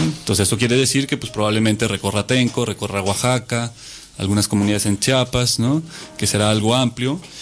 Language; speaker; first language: Spanish; native; Spanish